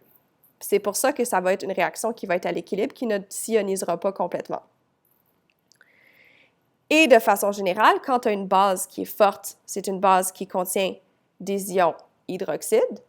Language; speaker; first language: French; native; French